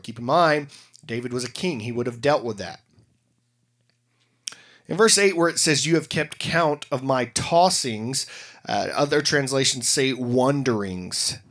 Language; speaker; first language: English; native; English